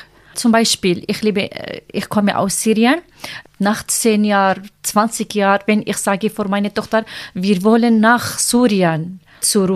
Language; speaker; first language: German; non-native, learner; Arabic